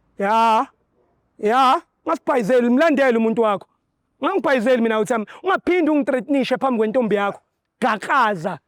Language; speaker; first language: Zulu; native; Zulu